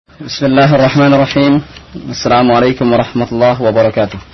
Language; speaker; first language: Arabic; non-native, fluent; Indonesian